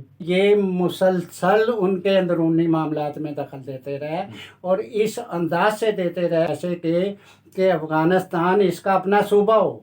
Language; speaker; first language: Urdu; non-native, local second language; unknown